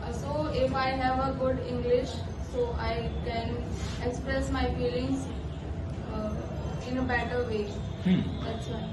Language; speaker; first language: English; non-native, learner; Hindi